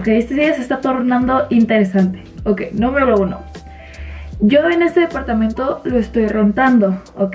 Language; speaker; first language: Spanish; native; Spanish